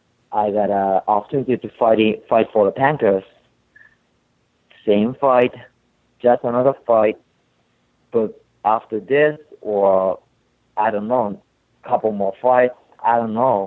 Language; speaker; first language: English; non-native, fluent; Japanese